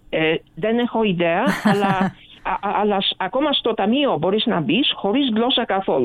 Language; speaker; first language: Greek; early bilingual, other home language; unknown